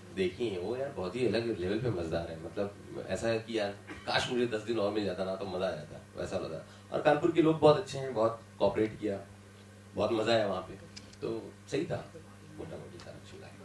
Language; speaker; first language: Hindi; native; Hindi